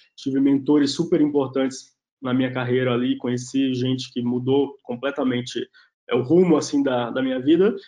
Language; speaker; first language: Portuguese; native; Portuguese